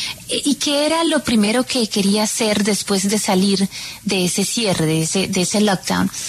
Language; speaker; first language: Spanish; native; Spanish